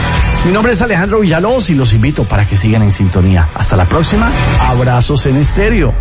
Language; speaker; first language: Spanish; native; Spanish